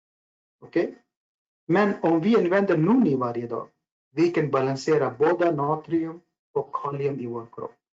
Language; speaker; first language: Swedish; non-native, fluent; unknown